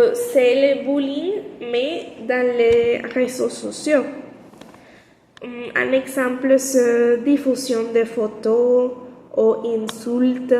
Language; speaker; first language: French; non-native, learner; Spanish